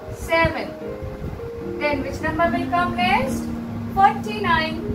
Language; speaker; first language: English; non-native, local second language; Hindi